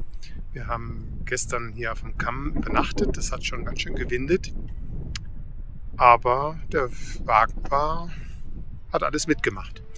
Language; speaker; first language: German; native; German